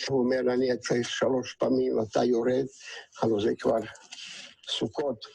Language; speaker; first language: Hebrew; non-native, fluent; Yiddish